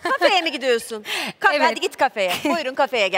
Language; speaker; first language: Turkish; native; Turkish